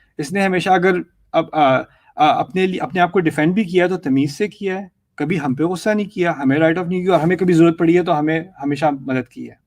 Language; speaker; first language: Urdu; early bilingual, heritage; Urdu